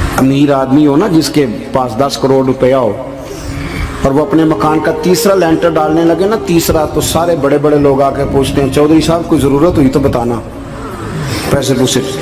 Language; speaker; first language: Urdu; non-native, local second language; Punjabi